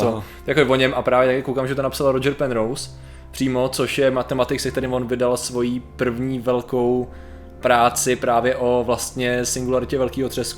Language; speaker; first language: Czech; native; Czech